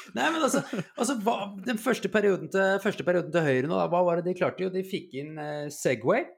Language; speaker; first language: Norwegian; native; Norwegian